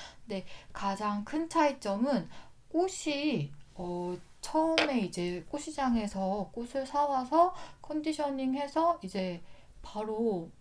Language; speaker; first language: Korean; native; Korean